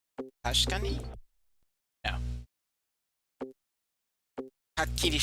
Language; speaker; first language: Japanese; non-native, learner; English